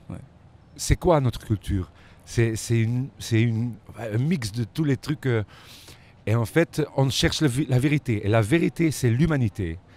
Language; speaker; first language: French; non-native, local second language; Dutch